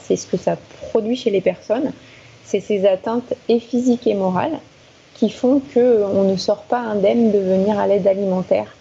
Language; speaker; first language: French; native; French